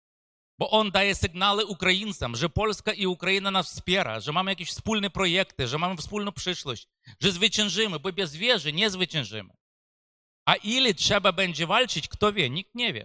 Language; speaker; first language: Polish; non-native, fluent; Ukrainian